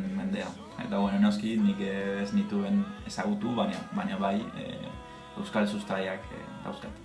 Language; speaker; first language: Basque; non-native, learner; Spanish